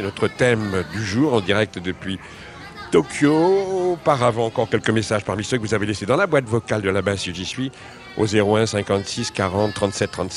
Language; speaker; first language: French; native; French